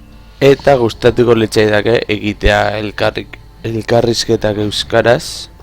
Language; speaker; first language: Basque; non-native, local second language; Spanish